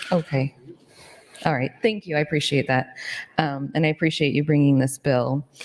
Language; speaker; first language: English; native; English